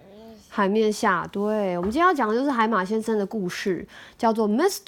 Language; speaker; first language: Chinese; native; Chinese